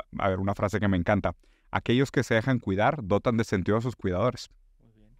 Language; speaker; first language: Spanish; non-native, fluent; Portuguese